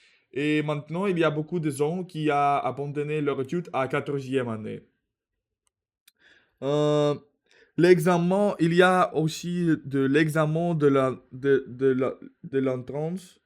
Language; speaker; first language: French; non-native, learner; Russian